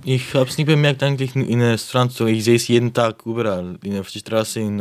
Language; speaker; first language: German; non-native, fluent; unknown